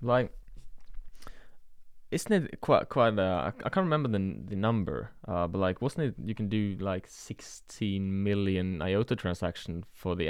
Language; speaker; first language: English; non-native, fluent; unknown